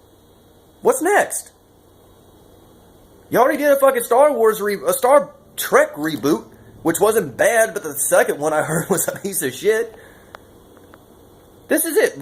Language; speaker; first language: English; native; English